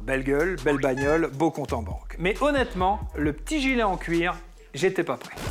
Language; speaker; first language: French; native; French